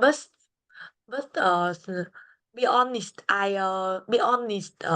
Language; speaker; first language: English; non-native, learner; Vietnamese